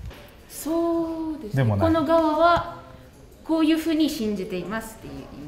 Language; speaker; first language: Japanese; early bilingual, other home language; Cebuano